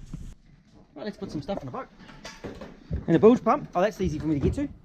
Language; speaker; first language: English; native; English